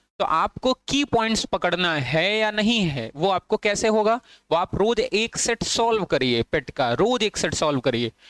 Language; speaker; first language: Hindi; native; Hindi